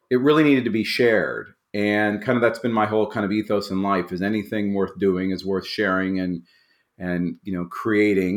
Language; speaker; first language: English; native; English